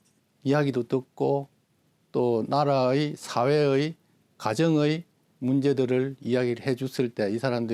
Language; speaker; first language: Korean; native; Korean